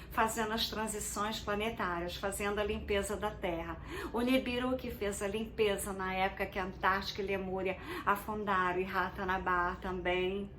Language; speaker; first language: Portuguese; native; Portuguese